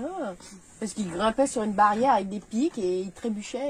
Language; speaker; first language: French; native; French